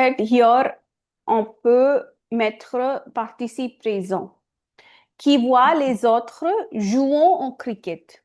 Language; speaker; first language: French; non-native, fluent; Hindi